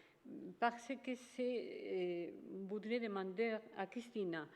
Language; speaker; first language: French; non-native, fluent; Spanish